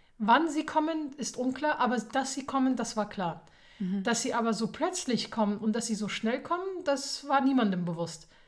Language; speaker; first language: German; early bilingual, other home language; Persian